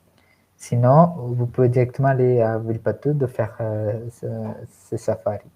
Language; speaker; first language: French; non-native, fluent; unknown